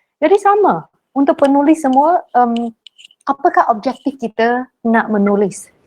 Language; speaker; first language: Malay; non-native, local second language; Min Nan Chinese